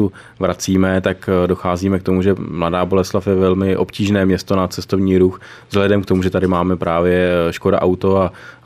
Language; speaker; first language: Czech; native; Czech